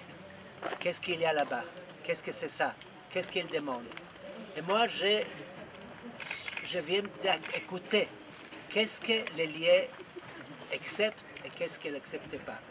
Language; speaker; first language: French; non-native, fluent; Hebrew